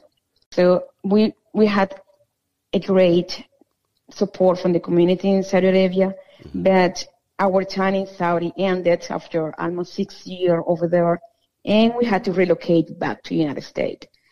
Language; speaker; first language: English; non-native, fluent; Spanish